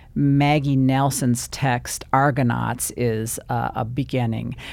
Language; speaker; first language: English; native; English